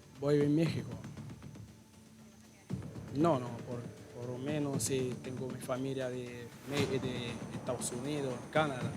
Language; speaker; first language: Spanish; non-native, learner; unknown